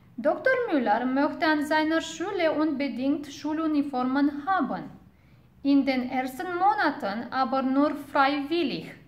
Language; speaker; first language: German; non-native, fluent; Romanian